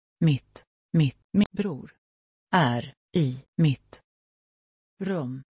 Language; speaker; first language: Swedish; non-native, learner; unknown